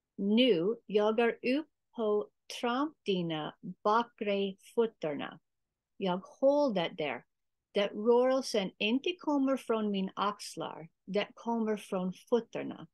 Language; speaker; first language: Swedish; non-native, learner; English